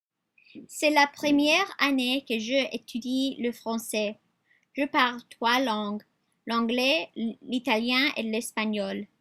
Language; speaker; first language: French; non-native, learner; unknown